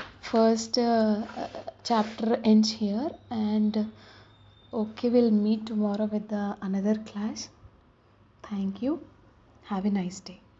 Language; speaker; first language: English; non-native, local second language; Telugu